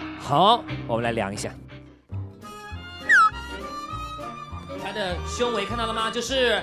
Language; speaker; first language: Chinese; native; Chinese